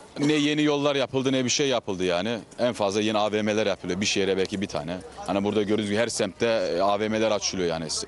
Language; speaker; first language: Turkish; early bilingual, heritage; Turkish